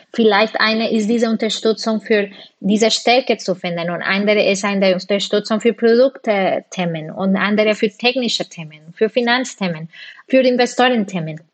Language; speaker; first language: German; non-native, fluent; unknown